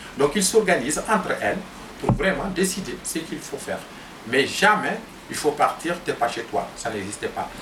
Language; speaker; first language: French; non-native, local second language; Tamasheq